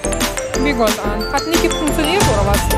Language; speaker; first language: German; non-native, learner; Lithuanian